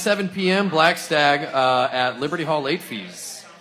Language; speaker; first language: English; native; English